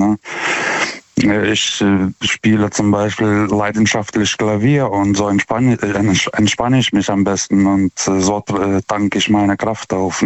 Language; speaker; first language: German; non-native, fluent; Lithuanian